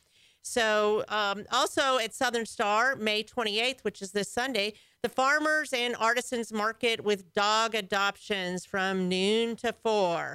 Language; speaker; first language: English; native; English